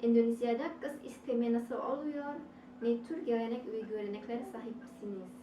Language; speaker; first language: Turkish; non-native, learner; Indonesian